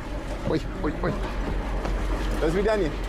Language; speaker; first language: Russian; non-native, learner; English